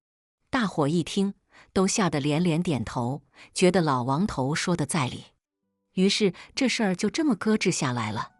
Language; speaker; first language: Chinese; native; Chinese